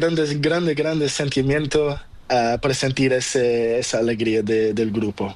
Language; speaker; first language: Spanish; non-native, learner; Portuguese